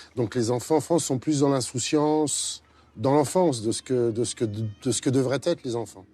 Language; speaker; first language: French; native; French